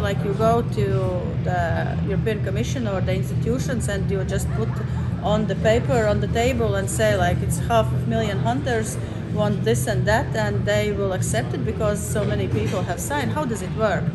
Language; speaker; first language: English; non-native, fluent; Latvian